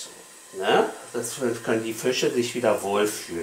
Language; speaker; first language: German; native; German